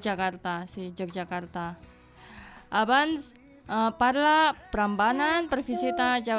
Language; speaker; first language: Catalan; non-native, learner; Indonesian